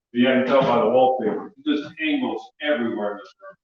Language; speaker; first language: English; native; English